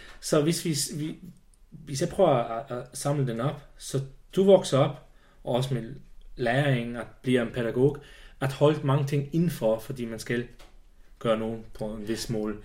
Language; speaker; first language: Danish; non-native, fluent; Swiss German